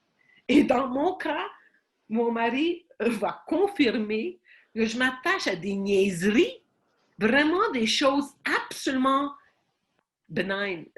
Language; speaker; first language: French; non-native, fluent; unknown